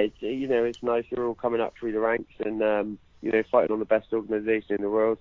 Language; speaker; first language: English; native; English